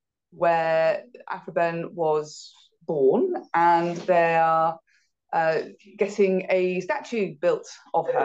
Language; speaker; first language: English; native; English